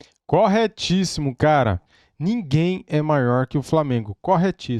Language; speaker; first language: Portuguese; native; Portuguese